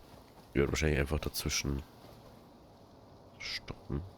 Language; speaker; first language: German; native; German